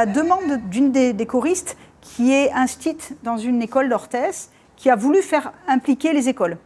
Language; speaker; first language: French; native; French